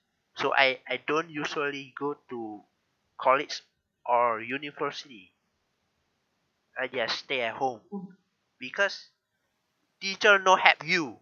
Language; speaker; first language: English; non-native, learner; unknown